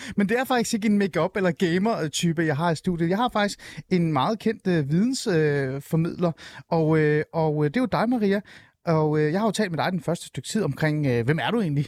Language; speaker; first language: Danish; early bilingual, other home language; Persian